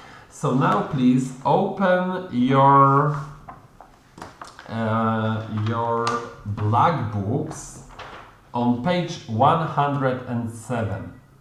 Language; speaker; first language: English; non-native, fluent; Polish